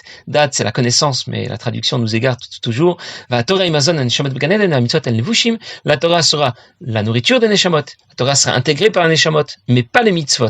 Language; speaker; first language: French; native; French